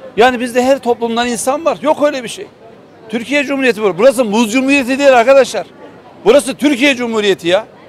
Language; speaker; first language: Turkish; native; Turkish